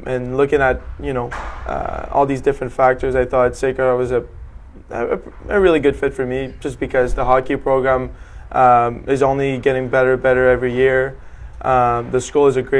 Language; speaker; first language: English; native; English